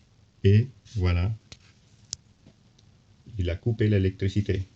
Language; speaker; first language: French; non-native, fluent; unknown